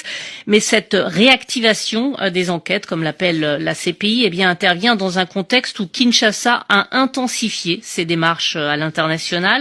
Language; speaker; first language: French; native; French